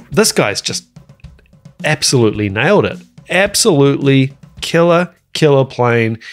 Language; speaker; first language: English; native; English